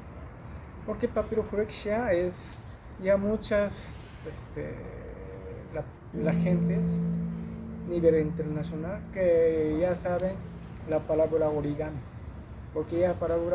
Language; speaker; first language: Spanish; non-native, learner; Japanese